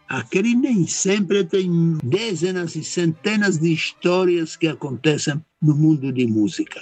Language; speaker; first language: Portuguese; non-native, fluent; Czech